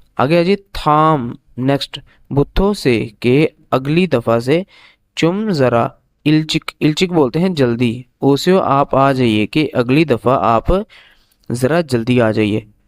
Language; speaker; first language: Urdu; native; Urdu